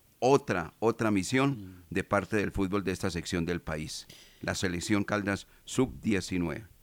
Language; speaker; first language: Spanish; native; Spanish